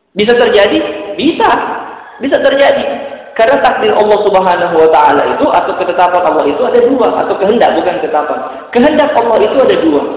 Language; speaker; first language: Indonesian; native; Indonesian